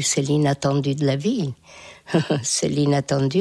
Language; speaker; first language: French; non-native, fluent; Hungarian